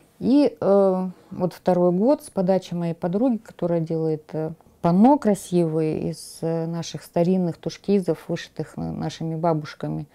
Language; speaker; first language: Russian; native; Russian